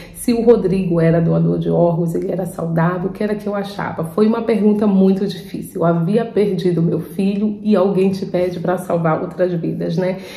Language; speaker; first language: Portuguese; native; Portuguese